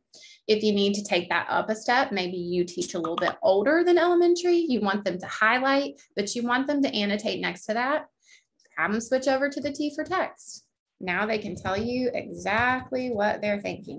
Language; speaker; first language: English; native; English